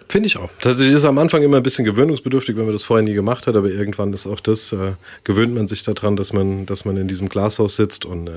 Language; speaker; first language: German; native; German